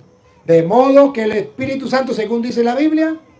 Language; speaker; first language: Spanish; native; Spanish